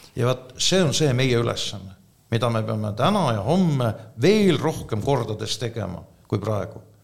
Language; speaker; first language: Estonian; native; Estonian